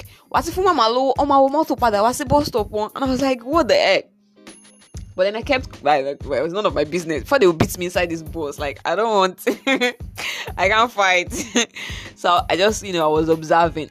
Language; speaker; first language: English; non-native, local second language; Yoruba